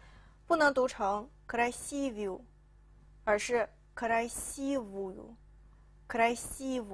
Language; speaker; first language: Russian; non-native, fluent; Chinese